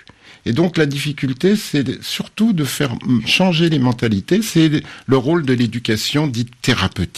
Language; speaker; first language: French; native; French